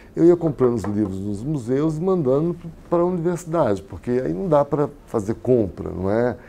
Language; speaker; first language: Portuguese; native; Portuguese